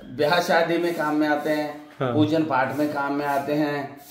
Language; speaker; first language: Hindi; native; Hindi